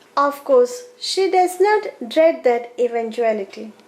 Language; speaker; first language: English; non-native, local second language; Malayalam